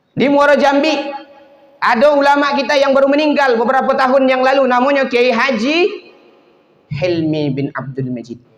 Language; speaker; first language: Malay; native; Malay